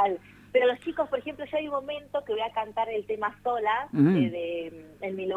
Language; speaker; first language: Spanish; native; Spanish